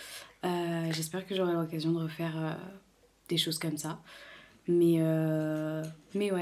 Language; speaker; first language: French; native; French